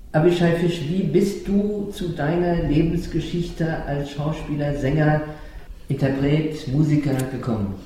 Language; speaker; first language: German; native; German